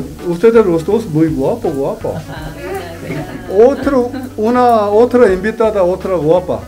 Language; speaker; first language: Spanish; non-native, learner; Korean